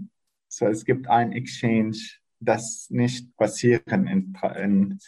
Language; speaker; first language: German; non-native, learner; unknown